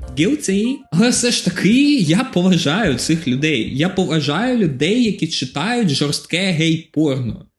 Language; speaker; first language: Ukrainian; non-native, local second language; Russian